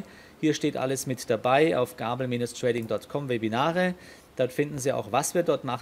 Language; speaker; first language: German; native; German